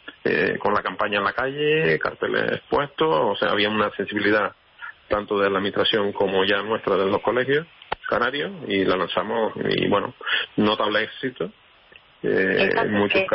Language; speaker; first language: Spanish; native; Spanish